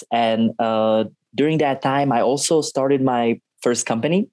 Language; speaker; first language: English; non-native, fluent; Czech